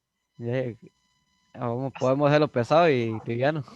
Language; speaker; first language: Spanish; native; Spanish